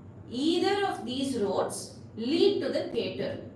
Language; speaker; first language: English; non-native, local second language; Tamil